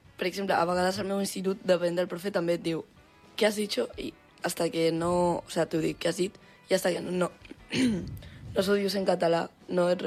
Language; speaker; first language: Catalan; non-native, local second language; Spanish